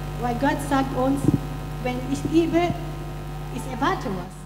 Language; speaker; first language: German; non-native, learner; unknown